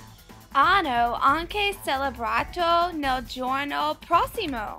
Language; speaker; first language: Italian; non-native, learner; English